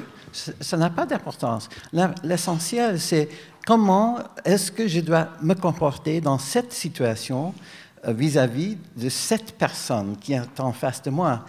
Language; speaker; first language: French; non-native, fluent; English